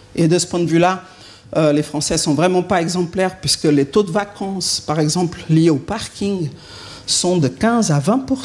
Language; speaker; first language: French; native; French